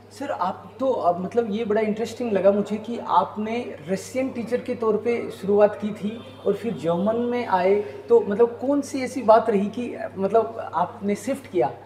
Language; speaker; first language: Hindi; native; Hindi